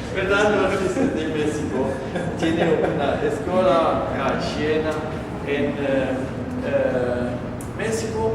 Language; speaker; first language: Spanish; non-native, learner; French